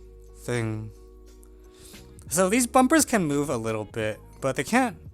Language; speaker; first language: English; native; English